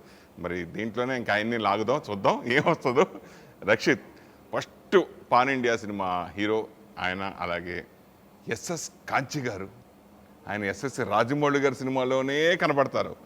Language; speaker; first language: Telugu; native; Telugu